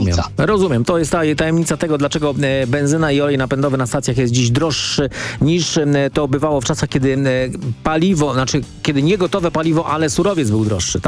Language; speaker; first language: Polish; native; Polish